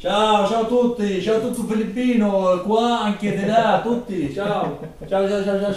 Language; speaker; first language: Italian; non-native, learner; Arabic